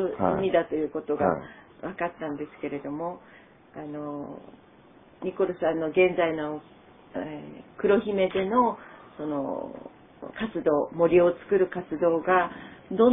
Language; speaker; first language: Japanese; native; Japanese